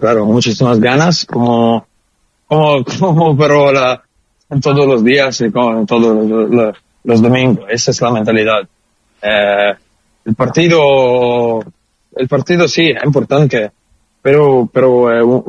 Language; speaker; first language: Spanish; non-native, learner; Italian